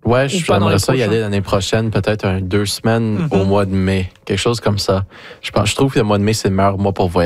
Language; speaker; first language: French; native; French